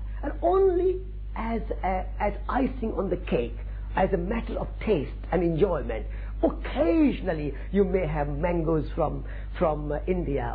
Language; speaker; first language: English; non-native, local second language; Marwari